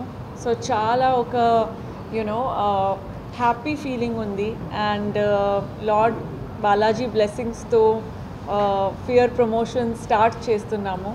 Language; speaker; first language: Telugu; non-native, fluent; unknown